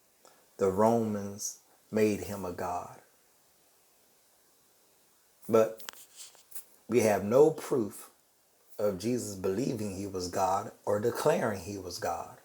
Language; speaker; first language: English; native; English